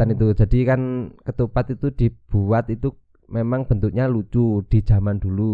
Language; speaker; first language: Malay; non-native, local second language; Javanese